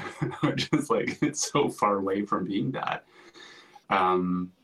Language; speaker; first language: English; non-native, fluent; Finnish